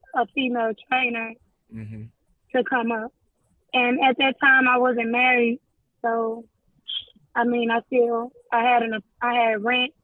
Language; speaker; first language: English; native; English